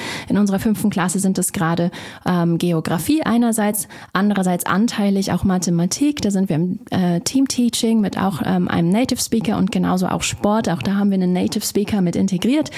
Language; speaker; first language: German; native; German